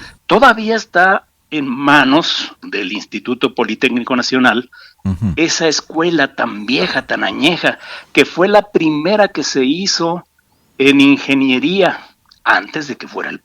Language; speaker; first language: Spanish; native; Spanish